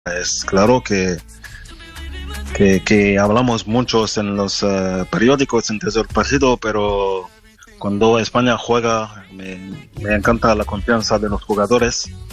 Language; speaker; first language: Spanish; non-native, fluent; French